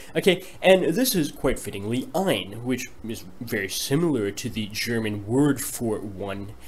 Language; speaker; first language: English; native; English